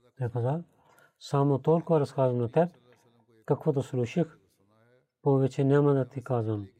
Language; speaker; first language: Bulgarian; non-native, fluent; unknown